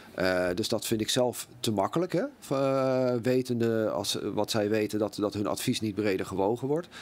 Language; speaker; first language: Dutch; native; Dutch